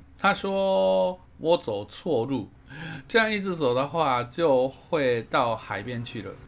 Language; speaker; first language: Chinese; non-native, fluent; Japanese